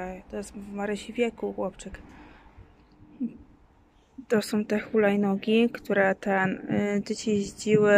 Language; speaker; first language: Polish; native; Polish